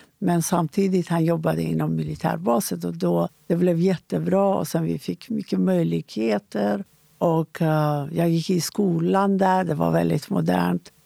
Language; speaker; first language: Swedish; non-native, fluent; Persian